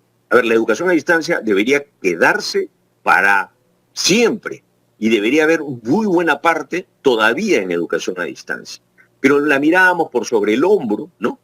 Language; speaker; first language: Spanish; native; Spanish